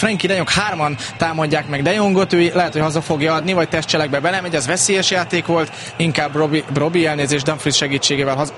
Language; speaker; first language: Hungarian; native; Hungarian